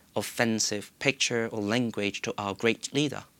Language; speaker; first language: English; non-native, local second language; Cantonese